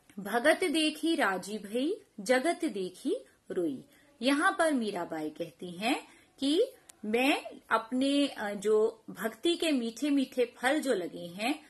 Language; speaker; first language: Hindi; non-native, local second language; Punjabi